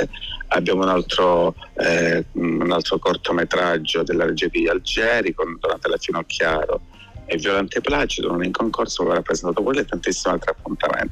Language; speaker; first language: Italian; native; Italian